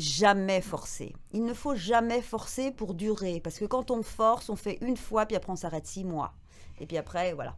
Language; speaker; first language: French; native; French